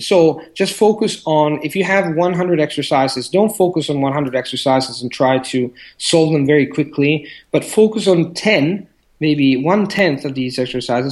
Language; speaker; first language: English; non-native, fluent; Italian